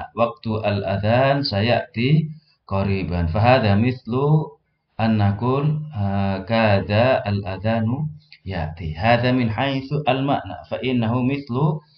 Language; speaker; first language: Arabic; non-native, fluent; Indonesian